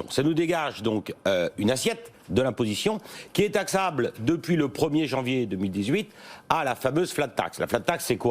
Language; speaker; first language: French; native; French